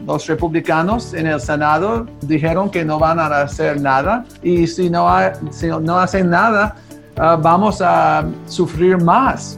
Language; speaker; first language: Spanish; early bilingual, heritage; Spanish